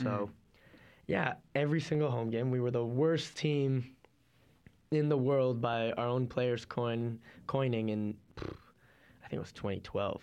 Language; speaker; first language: English; native; English